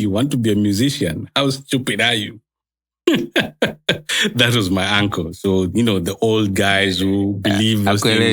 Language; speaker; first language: English; non-native, local second language; Swahili